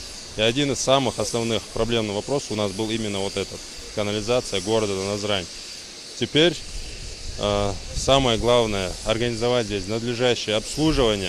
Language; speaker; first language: Russian; non-native, local second language; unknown